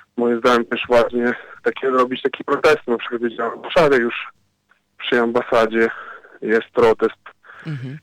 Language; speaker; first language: Polish; non-native, fluent; Ukrainian